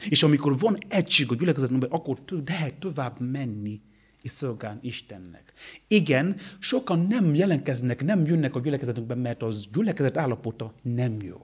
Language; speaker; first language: Hungarian; non-native, learner; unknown